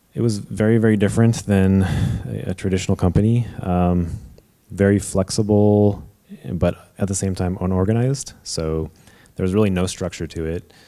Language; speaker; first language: English; native; English